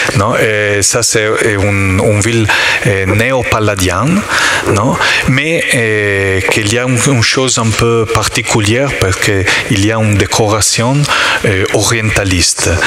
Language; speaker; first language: French; non-native, learner; Italian